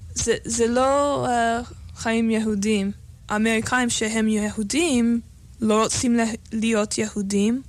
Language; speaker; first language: Hebrew; non-native, learner; English